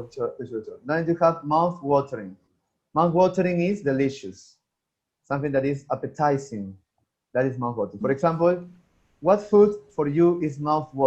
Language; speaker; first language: English; non-native, fluent; Spanish